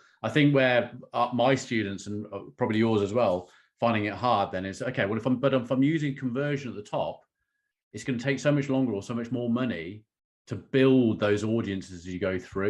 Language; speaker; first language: English; native; English